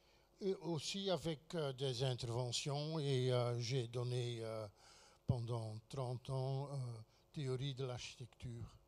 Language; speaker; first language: French; non-native, fluent; Dutch